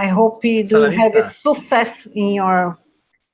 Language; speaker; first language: English; non-native, fluent; Portuguese